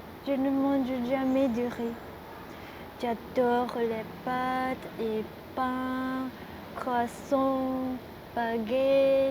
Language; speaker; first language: French; non-native, learner; Japanese